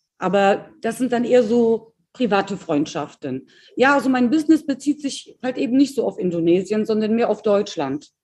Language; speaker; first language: German; early bilingual, other home language; Polish